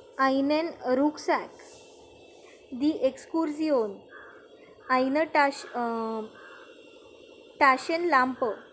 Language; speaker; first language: German; non-native, learner; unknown